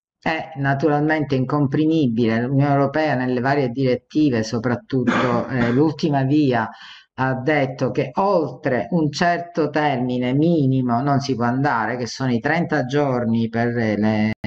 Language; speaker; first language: Italian; native; Italian